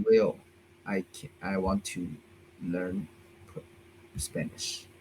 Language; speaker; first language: English; non-native, learner; Chinese